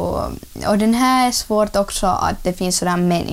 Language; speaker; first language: Swedish; non-native, learner; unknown